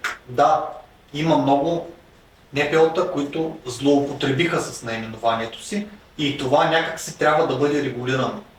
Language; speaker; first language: Bulgarian; native; Bulgarian